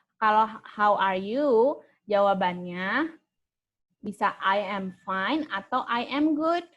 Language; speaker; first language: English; non-native, fluent; Indonesian